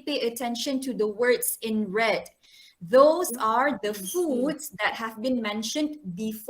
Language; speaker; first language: English; non-native, local second language; Malay